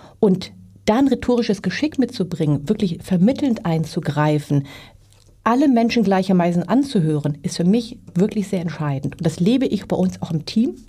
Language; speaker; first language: German; native; German